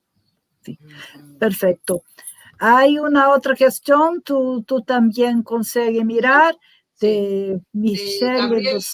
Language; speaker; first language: Spanish; non-native, learner; Portuguese